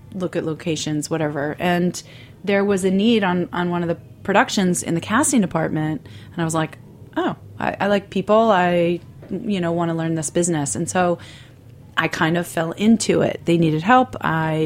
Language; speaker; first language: English; native; English